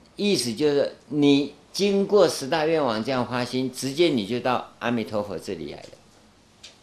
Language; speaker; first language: Chinese; non-native, local second language; Min Nan Chinese